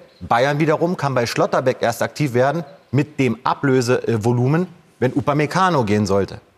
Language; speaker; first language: German; native; German